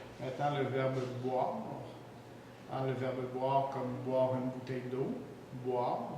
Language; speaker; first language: French; native; French